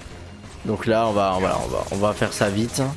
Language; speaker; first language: French; native; French